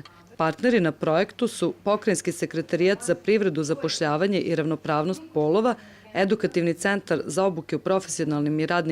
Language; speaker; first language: Serbian; native; Serbian